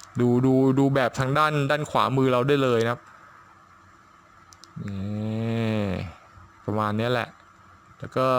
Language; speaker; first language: Thai; native; Thai